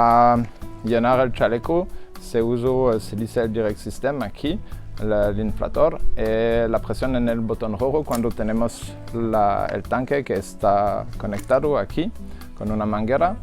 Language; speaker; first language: Spanish; non-native, learner; French